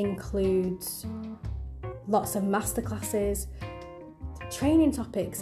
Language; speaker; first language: English; native; English